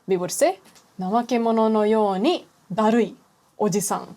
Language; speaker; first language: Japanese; non-native, fluent; English